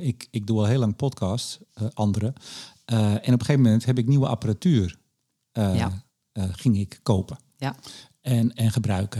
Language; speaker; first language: Dutch; native; Dutch